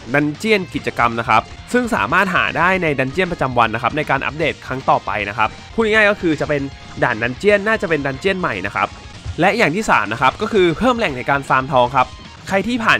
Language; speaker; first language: Thai; native; Thai